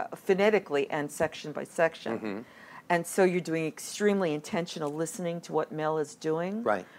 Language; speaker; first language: English; native; English